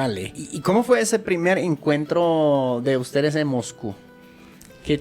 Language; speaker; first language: Spanish; native; Spanish